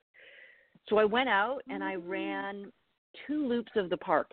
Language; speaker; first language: English; native; English